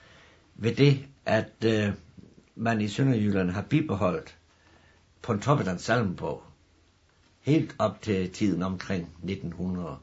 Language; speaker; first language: Danish; native; Danish